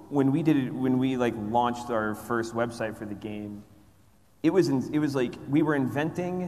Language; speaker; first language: English; native; English